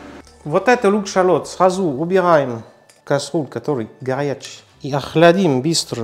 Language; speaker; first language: Russian; non-native, learner; French